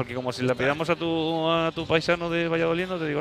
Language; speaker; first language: Spanish; native; Spanish